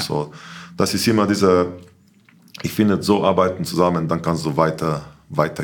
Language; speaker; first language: German; non-native, learner; Slovenian